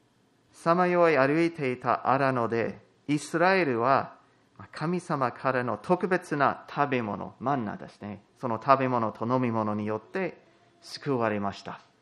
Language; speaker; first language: Japanese; non-native, fluent; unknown